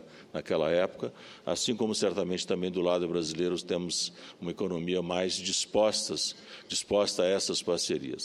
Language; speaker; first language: Portuguese; native; Portuguese